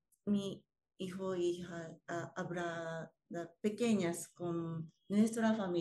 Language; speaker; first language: Spanish; non-native, learner; Japanese